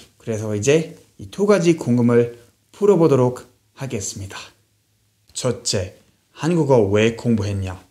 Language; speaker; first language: Korean; non-native, fluent; English